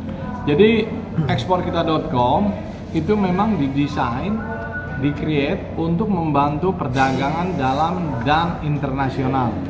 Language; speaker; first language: Indonesian; native; Indonesian